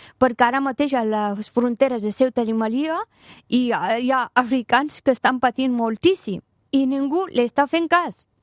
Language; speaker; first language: Catalan; non-native, fluent; Persian